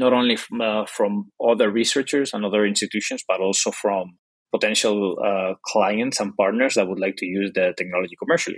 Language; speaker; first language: English; non-native, fluent; Spanish